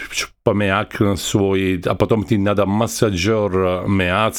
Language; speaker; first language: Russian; non-native, learner; Italian